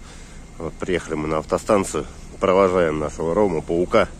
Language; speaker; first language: Russian; native; Russian